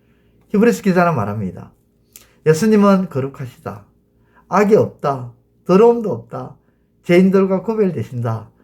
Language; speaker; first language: Korean; native; Korean